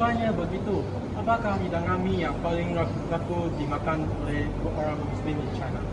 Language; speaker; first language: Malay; non-native, local second language; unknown